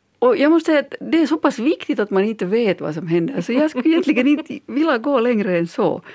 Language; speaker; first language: Swedish; native; Swedish